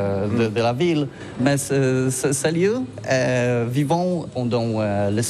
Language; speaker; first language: French; non-native, learner; Polish